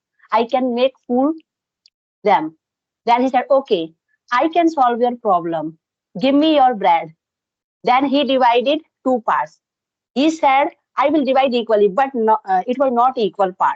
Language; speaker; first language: English; non-native, local second language; Hindi